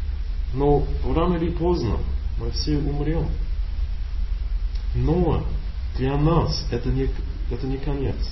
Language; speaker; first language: Russian; non-native, learner; English